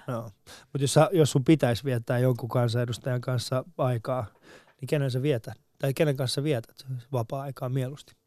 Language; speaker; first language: Finnish; early bilingual, other home language; Persian